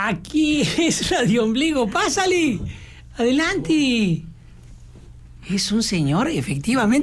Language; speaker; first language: Spanish; native; Spanish